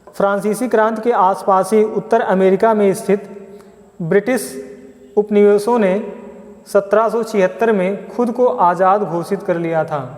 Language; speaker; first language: Hindi; native; Hindi